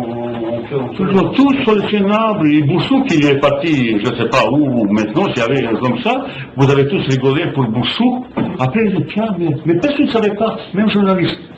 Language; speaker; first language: French; non-native, fluent; Bosnian